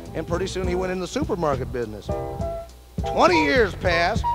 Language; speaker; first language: English; native; English